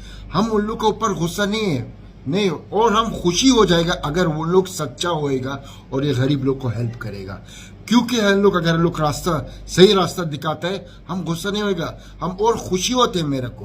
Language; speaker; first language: Hindi; non-native, learner; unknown